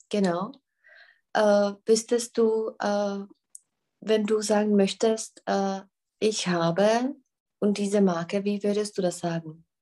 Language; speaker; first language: German; non-native, fluent; Czech